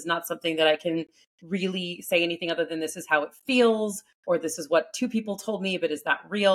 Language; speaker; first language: English; native; English